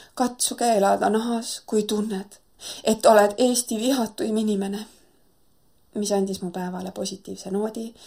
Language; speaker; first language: Estonian; native; Estonian